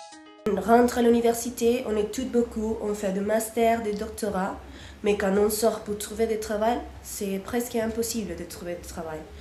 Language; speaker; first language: French; non-native, fluent; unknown